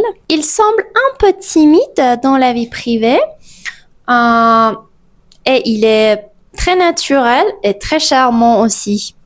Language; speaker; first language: French; non-native, fluent; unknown